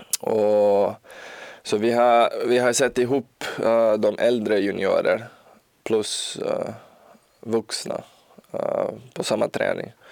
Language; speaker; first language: Swedish; non-native, learner; Portuguese